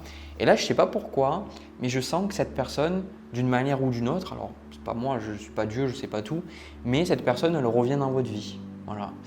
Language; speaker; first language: French; native; French